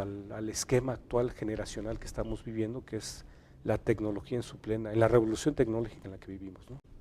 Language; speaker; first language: Spanish; native; Spanish